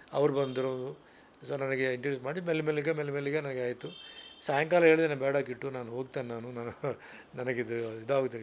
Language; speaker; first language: Kannada; non-native, local second language; Tulu